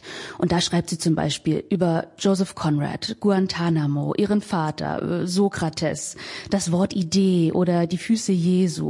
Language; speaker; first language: German; native; German